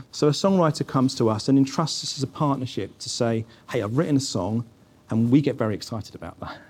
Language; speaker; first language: English; native; English